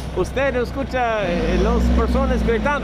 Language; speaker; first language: Spanish; non-native, learner; English